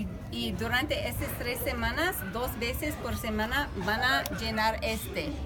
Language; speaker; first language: Spanish; non-native, fluent; English